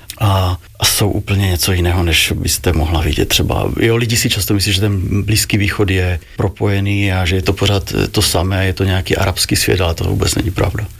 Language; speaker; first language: Czech; native; Czech